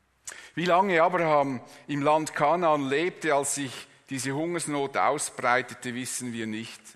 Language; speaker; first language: German; native; German